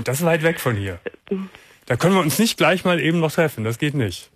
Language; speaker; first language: German; native; German